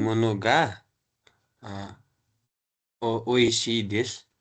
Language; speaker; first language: Japanese; non-native, learner; Nepali